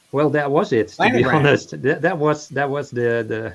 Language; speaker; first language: English; non-native, fluent; Dutch